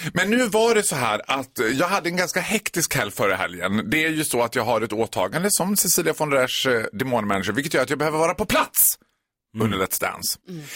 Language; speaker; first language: Swedish; native; Swedish